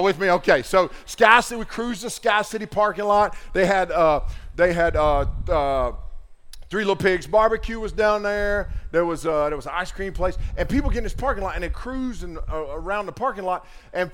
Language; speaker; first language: English; native; English